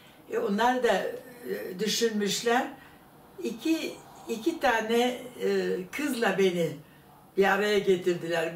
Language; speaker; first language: Turkish; non-native, fluent; German